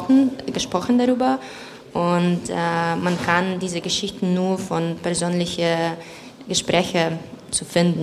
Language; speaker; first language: German; non-native, fluent; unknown